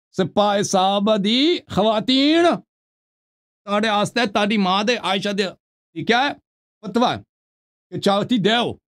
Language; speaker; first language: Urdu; non-native, local second language; Punjabi